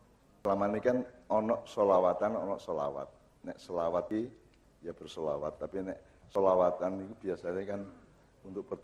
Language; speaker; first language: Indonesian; non-native, local second language; Javanese